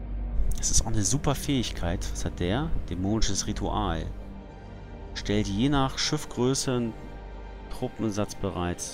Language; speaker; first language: German; native; German